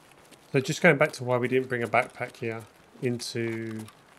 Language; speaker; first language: English; native; English